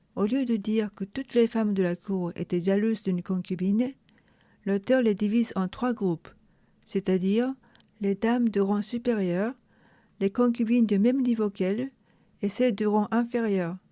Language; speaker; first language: French; non-native, fluent; Japanese